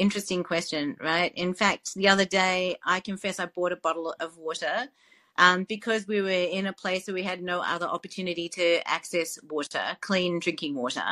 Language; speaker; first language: English; native; English